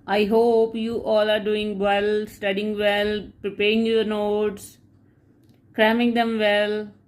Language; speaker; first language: English; non-native, local second language; Punjabi